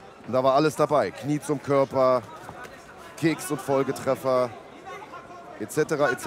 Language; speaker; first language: German; native; German